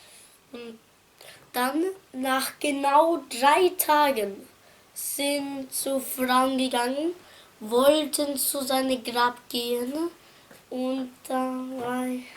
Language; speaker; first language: German; non-native, fluent; Arabic